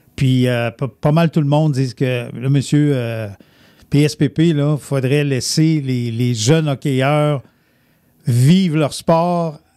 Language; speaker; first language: French; native; French